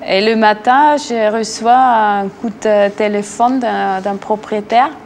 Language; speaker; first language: French; non-native, local second language; German